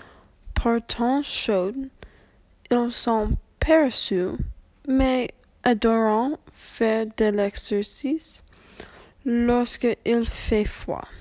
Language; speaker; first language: French; non-native, learner; English